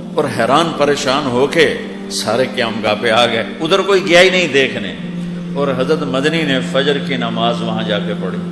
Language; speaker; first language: Urdu; non-native, local second language; Punjabi